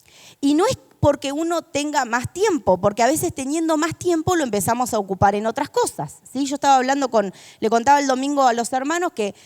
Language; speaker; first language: Spanish; native; Spanish